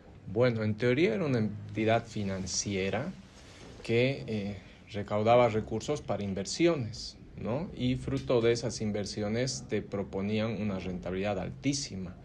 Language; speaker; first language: Spanish; native; Spanish